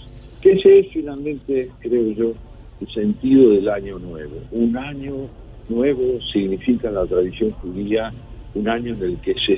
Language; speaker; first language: Spanish; native; Spanish